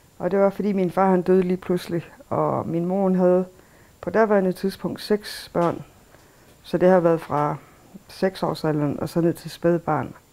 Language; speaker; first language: Danish; early bilingual, other home language; Kalaallisut